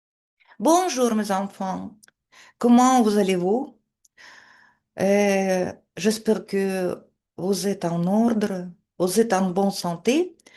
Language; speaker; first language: French; non-native, fluent; Russian